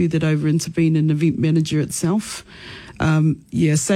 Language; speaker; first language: English; native; English